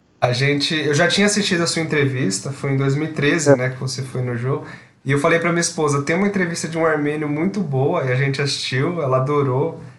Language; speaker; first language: Portuguese; native; Portuguese